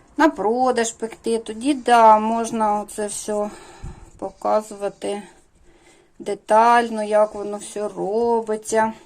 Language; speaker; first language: Ukrainian; native; Ukrainian